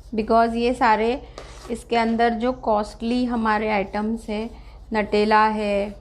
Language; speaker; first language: Hindi; non-native, local second language; Marathi